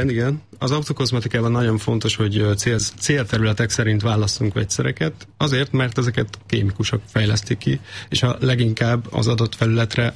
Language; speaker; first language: Hungarian; native; Hungarian